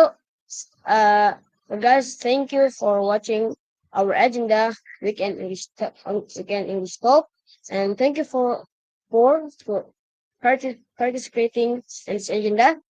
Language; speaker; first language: English; non-native, learner; Indonesian